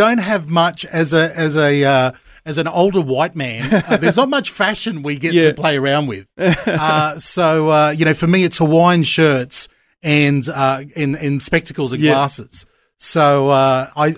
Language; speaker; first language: English; native; English